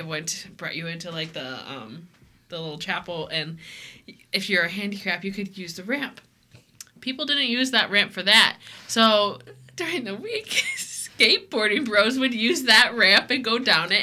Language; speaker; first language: English; native; English